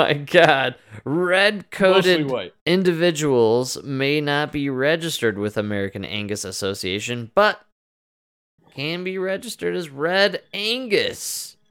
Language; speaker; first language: English; native; English